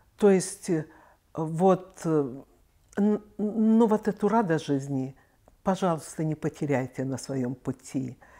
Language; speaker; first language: Russian; native; Russian